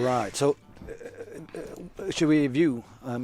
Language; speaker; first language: English; non-native, fluent; Swedish